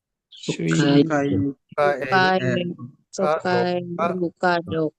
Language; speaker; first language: Japanese; non-native, learner; Indonesian